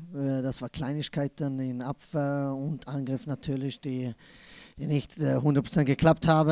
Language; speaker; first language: German; non-native, fluent; Swedish